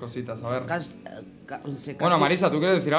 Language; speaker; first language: Spanish; native; Spanish